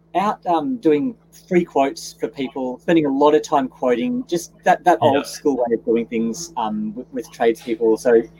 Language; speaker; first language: English; native; English